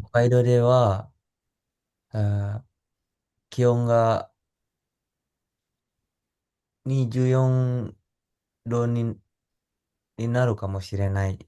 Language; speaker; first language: Japanese; non-native, learner; Indonesian